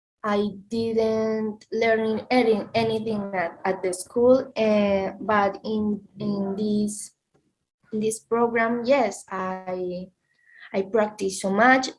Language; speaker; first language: English; non-native, learner; Spanish